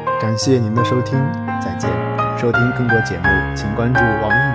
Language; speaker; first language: Chinese; native; Chinese